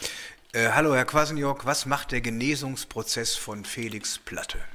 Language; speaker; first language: German; native; German